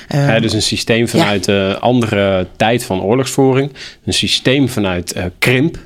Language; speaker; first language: Dutch; native; Dutch